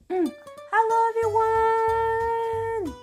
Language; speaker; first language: English; non-native, learner; Japanese